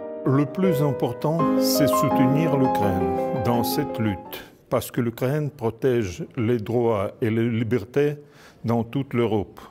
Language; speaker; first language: French; non-native, fluent; Russian